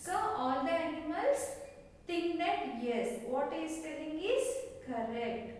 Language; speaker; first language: English; non-native, local second language; Kannada